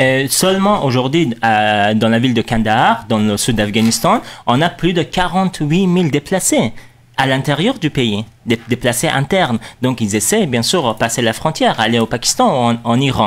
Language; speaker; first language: French; non-native, fluent; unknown